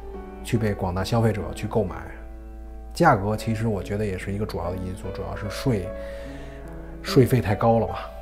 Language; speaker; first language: Chinese; native; Chinese